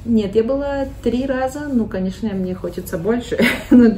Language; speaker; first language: Russian; early bilingual, heritage; Russian